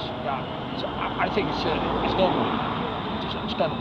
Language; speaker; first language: English; non-native, learner; Dutch